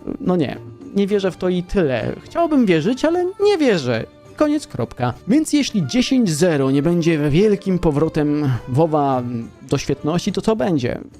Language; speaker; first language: Polish; native; Polish